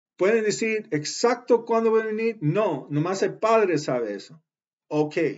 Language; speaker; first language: Spanish; early bilingual, heritage; Spanish